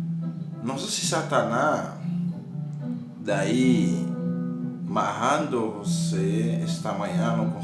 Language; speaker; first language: Portuguese; non-native, learner; Haitian Creole